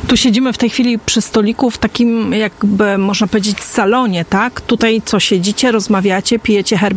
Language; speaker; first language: Polish; native; Polish